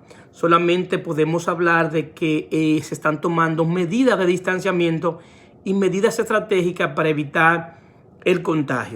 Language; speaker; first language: Spanish; native; Spanish